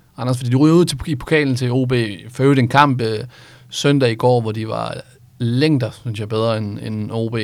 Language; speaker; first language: Danish; native; Danish